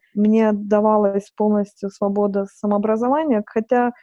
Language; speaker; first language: Russian; non-native, fluent; Lithuanian